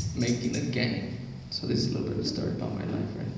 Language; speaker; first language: English; native; English